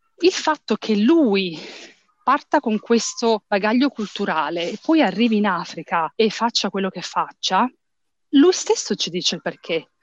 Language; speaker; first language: Italian; early bilingual, other home language; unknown